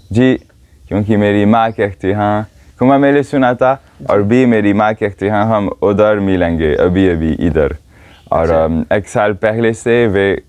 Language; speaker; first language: Hindi; non-native, learner; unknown